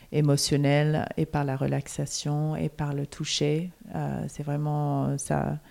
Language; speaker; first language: French; non-native, fluent; English